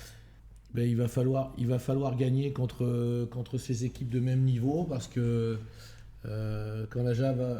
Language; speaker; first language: French; native; French